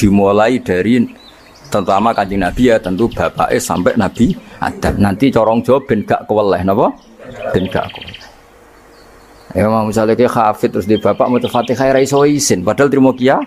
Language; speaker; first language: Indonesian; non-native, local second language; Javanese